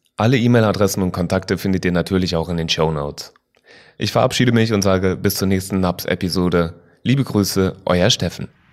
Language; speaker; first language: German; native; German